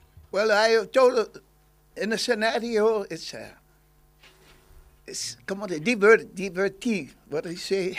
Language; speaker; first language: Spanish; non-native, learner; English